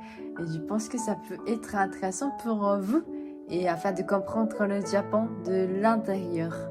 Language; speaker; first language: French; non-native, fluent; Japanese